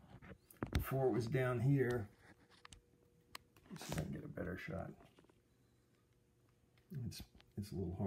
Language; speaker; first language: English; native; English